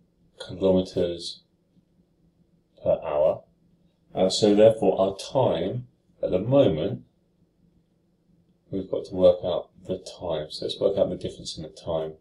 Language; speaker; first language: English; native; English